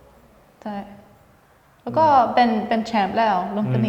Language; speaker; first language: Thai; non-native, fluent; English